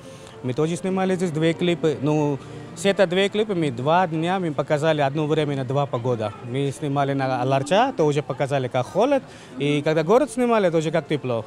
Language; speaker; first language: Russian; non-native, learner; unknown